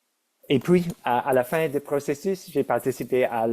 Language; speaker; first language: French; non-native, local second language; English